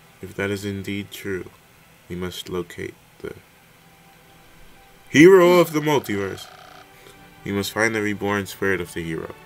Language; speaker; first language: English; native; English